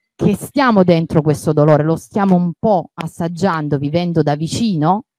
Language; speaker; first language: Italian; native; Italian